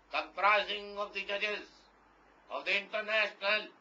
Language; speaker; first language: English; non-native, local second language; Urdu